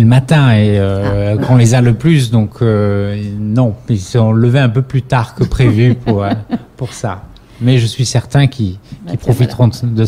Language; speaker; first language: French; native; French